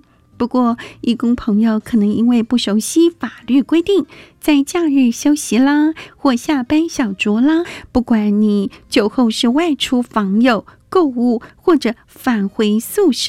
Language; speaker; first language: Chinese; native; Chinese